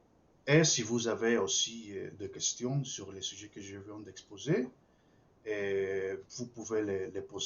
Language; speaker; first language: French; non-native, fluent; Spanish